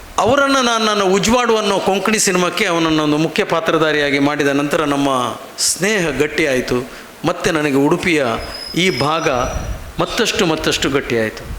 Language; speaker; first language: Kannada; non-native, local second language; Konkani